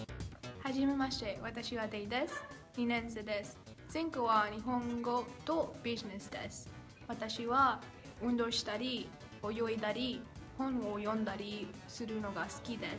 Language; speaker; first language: Japanese; non-native, learner; English